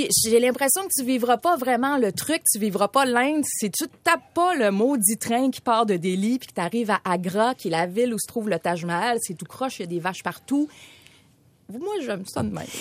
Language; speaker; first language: French; native; French